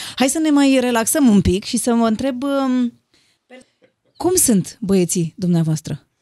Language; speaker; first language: Romanian; native; Romanian